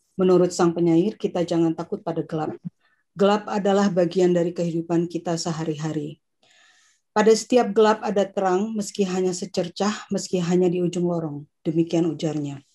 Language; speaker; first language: English; non-native, fluent; Indonesian